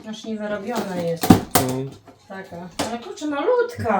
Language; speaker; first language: Polish; native; Polish